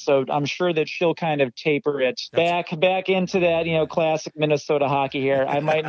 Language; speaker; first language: English; native; English